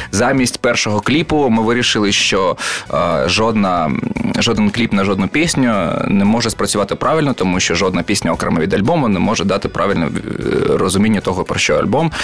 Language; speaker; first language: Ukrainian; non-native, local second language; Russian